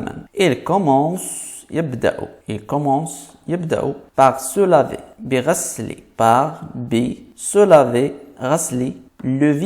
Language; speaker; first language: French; non-native, fluent; Arabic